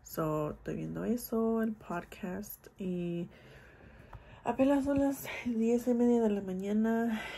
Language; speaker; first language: Spanish; early bilingual, heritage; Spanish